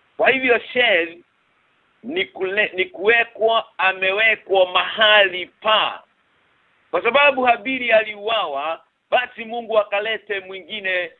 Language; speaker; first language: Swahili; non-native, local second language; Kikuyu